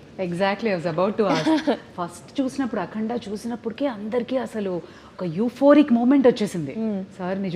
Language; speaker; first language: Telugu; native; Telugu